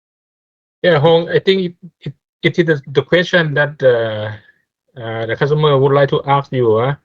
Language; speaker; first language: English; non-native, fluent; Thai